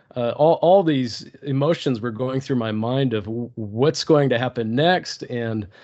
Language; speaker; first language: English; early bilingual, other home language; Turkish